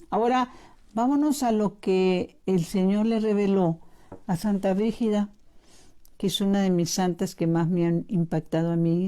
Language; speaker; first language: Spanish; native; Spanish